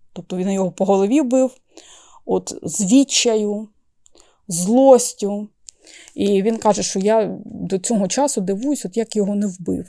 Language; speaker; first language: Ukrainian; native; Ukrainian